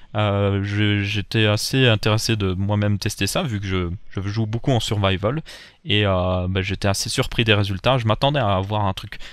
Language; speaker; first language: French; native; French